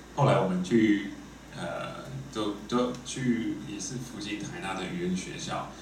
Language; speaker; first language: Chinese; non-native, fluent; English